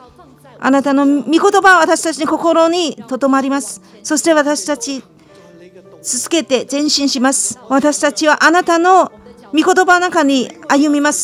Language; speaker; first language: Japanese; non-native, fluent; Chinese